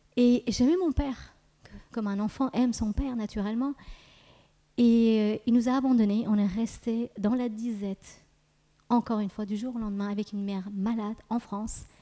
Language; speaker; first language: French; early bilingual, other home language; Persian